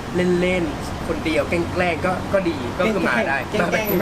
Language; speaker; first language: Thai; native; Thai